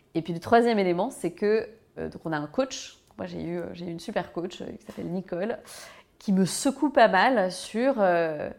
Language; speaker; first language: French; native; French